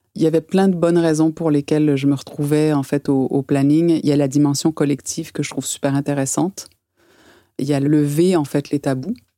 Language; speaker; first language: French; native; French